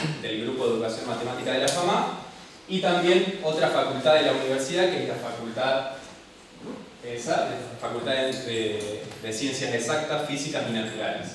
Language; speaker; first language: Spanish; native; Spanish